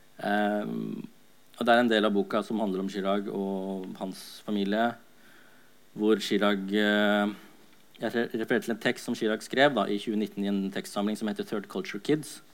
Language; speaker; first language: Norwegian; early bilingual, other home language; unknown